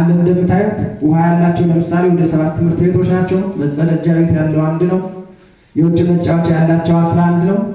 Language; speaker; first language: Amharic; native; Amharic